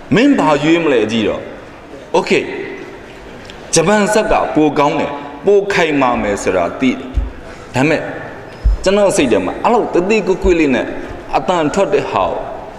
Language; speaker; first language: Burmese; native; Burmese